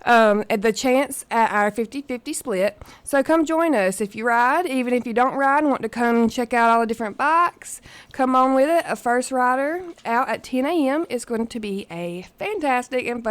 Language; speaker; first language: English; native; English